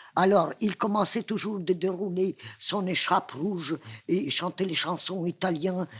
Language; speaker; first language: French; non-native, fluent; Russian